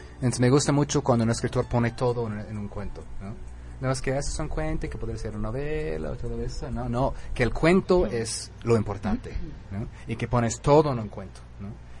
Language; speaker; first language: Spanish; non-native, fluent; English